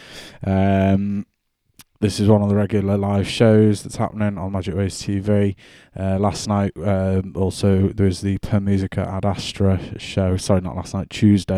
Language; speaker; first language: English; native; English